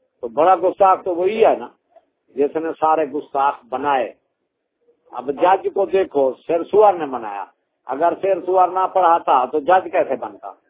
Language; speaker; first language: Urdu; non-native, local second language; Punjabi